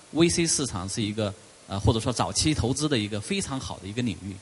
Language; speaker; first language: Chinese; native; Chinese